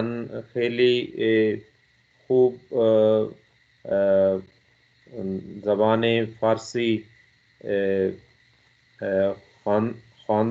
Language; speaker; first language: Persian; non-native, learner; Urdu